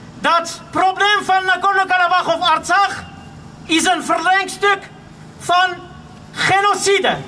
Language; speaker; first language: Dutch; non-native, fluent; Armenian